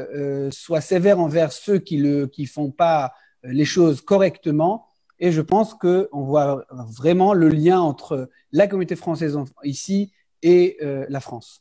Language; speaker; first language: French; early bilingual, heritage; French